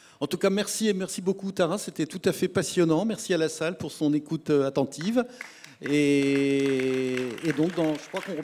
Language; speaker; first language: French; native; French